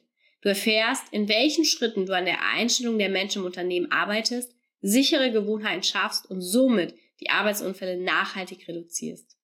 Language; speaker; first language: German; native; German